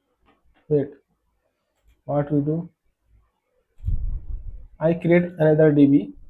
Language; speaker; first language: English; non-native, local second language; Hindi